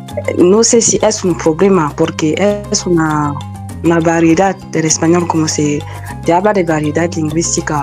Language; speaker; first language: Spanish; non-native, fluent; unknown